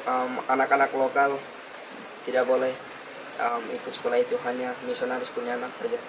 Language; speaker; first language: Indonesian; early bilingual, other home language; English